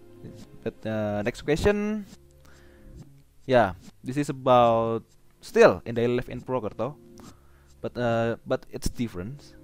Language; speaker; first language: English; non-native, learner; Indonesian